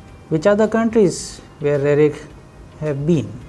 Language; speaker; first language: English; non-native, local second language; Hindi